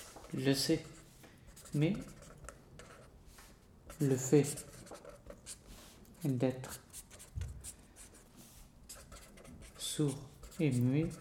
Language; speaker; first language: French; native; French